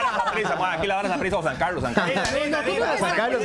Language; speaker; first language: Spanish; native; Spanish